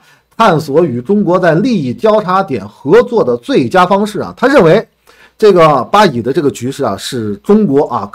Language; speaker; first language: Chinese; native; Chinese